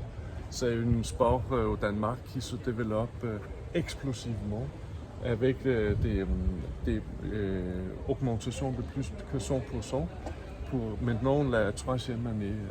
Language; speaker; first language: French; non-native, fluent; Danish